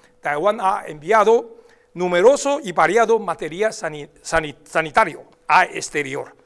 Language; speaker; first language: Spanish; non-native, fluent; Chinese